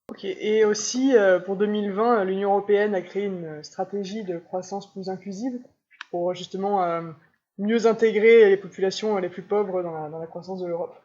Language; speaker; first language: French; native; French